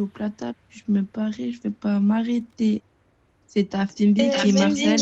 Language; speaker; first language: French; native; French